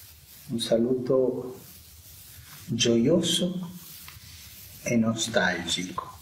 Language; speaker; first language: Italian; non-native, fluent; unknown